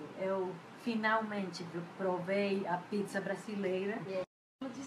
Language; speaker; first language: Portuguese; non-native, fluent; Spanish